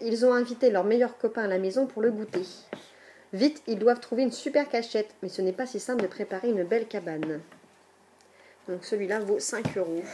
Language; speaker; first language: French; native; French